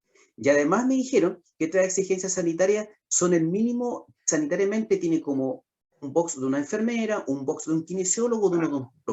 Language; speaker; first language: Spanish; native; Spanish